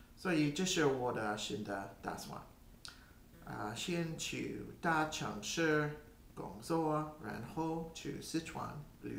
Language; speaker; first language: Chinese; non-native, learner; English